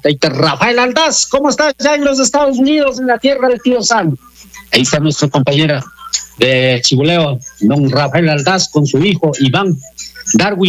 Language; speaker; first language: Spanish; non-native, local second language; Quechua